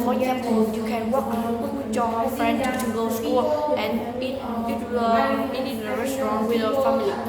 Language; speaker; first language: English; non-native, learner; Vietnamese